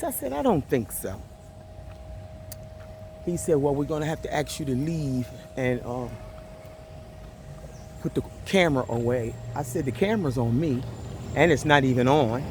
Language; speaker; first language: English; native; English